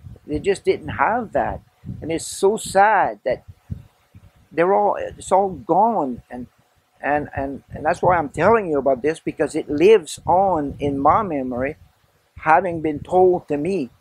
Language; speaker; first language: English; early bilingual, other home language; French